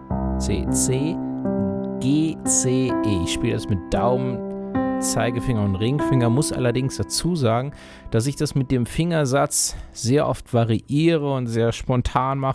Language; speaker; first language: German; native; German